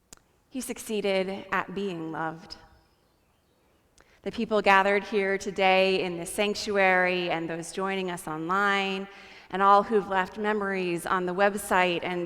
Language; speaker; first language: English; native; English